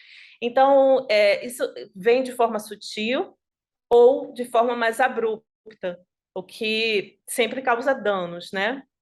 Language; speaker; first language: Portuguese; native; Portuguese